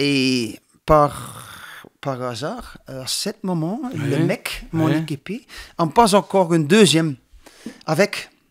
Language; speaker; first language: French; non-native, learner; Dutch